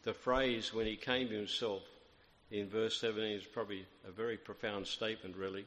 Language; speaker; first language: English; native; English